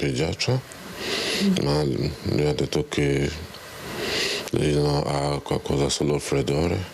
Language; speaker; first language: Italian; non-native, learner; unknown